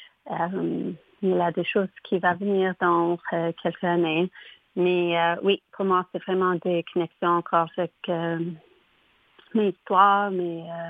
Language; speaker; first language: French; non-native, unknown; English